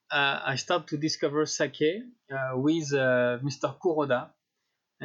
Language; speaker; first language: English; non-native, fluent; French